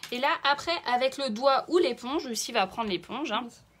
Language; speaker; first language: French; native; French